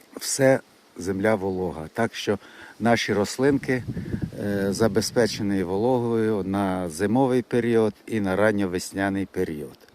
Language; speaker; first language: Ukrainian; native; Ukrainian